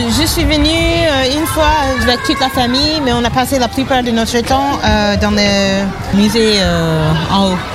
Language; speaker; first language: French; non-native, fluent; English